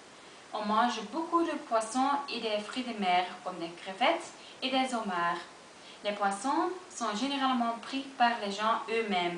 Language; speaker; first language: French; non-native, learner; Dutch